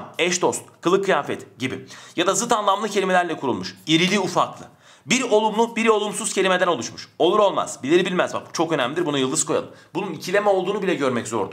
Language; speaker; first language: Turkish; native; Turkish